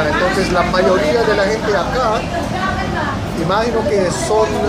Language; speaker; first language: Spanish; non-native, fluent; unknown